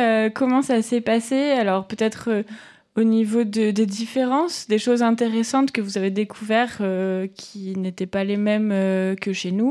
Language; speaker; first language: French; native; French